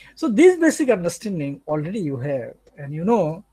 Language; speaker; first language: English; non-native, local second language; Bangla